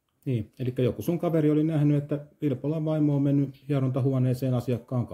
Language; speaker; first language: Finnish; native; Finnish